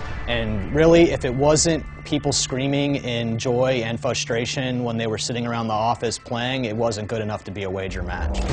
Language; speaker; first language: English; native; English